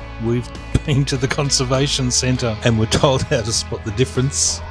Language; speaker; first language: English; native; English